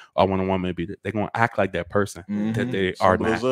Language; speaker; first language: English; native; English